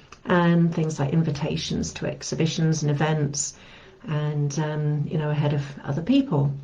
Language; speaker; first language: English; native; English